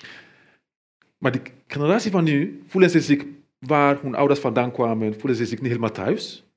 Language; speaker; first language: Dutch; non-native, fluent; Mandingo